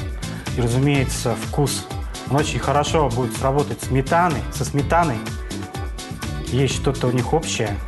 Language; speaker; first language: Russian; native; Russian